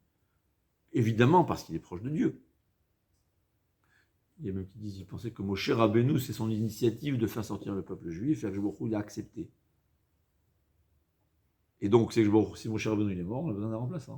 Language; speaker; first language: French; native; French